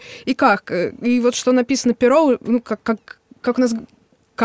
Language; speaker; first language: Russian; native; Russian